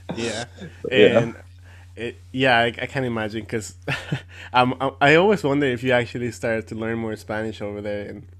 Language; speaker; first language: English; non-native, fluent; Spanish